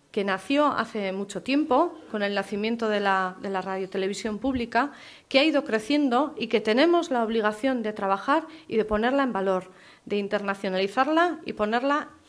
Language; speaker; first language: Spanish; native; Spanish